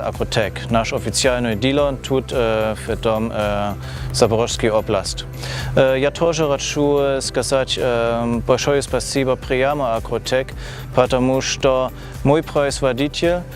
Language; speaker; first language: Russian; non-native, learner; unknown